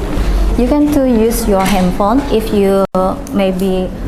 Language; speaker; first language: English; non-native, learner; Indonesian